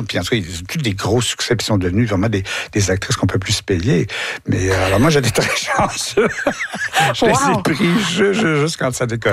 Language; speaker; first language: French; native; French